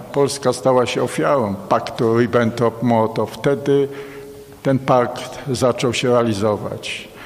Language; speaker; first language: Polish; native; Polish